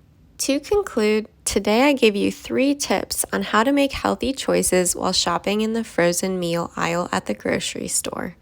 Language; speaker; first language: English; native; English